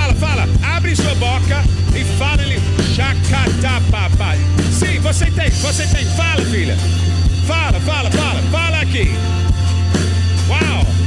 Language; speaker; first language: Portuguese; non-native, learner; English